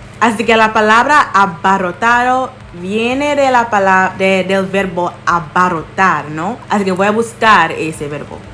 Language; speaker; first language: Spanish; non-native, fluent; English